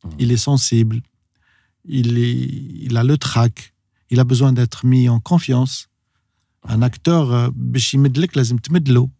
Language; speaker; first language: French; non-native, local second language; Arabic